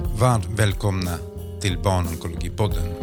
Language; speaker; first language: Swedish; non-native, fluent; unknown